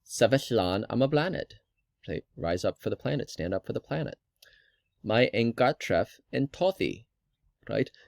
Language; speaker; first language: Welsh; non-native, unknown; English